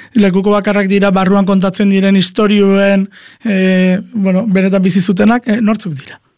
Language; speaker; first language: Basque; native; Basque